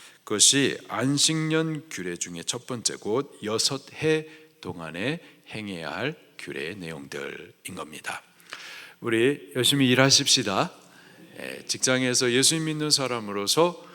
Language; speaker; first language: Korean; native; Korean